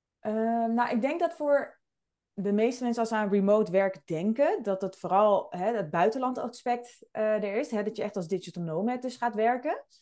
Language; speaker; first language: Dutch; native; Dutch